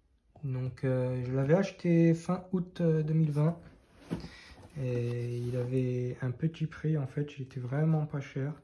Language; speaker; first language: French; native; French